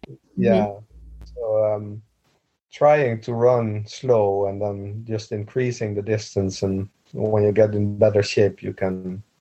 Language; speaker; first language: English; non-native, fluent; Dutch